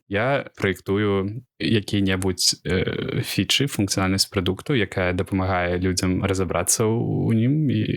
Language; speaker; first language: Belarusian; non-native, local second language; Russian